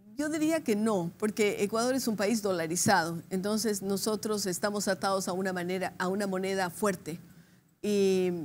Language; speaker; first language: Spanish; native; Spanish